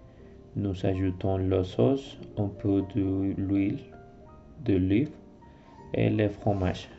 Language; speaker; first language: French; non-native, learner; Spanish